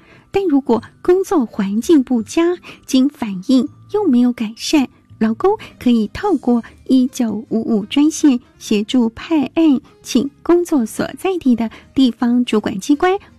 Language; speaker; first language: Chinese; native; Chinese